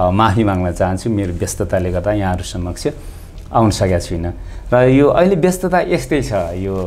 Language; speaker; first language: Nepali; non-native, local second language; Limbu